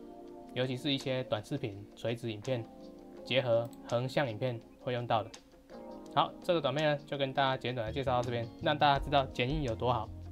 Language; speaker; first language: Chinese; native; Chinese